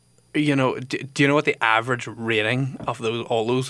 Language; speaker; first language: English; native; English